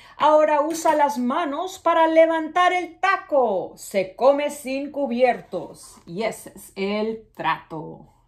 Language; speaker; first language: Spanish; early bilingual, other home language; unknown